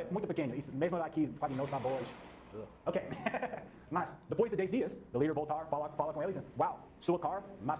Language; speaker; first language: Portuguese; non-native, learner; English